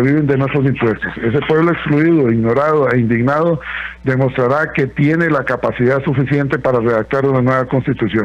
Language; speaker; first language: Spanish; native; Spanish